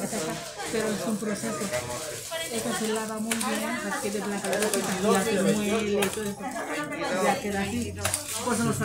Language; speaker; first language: Spanish; native; Spanish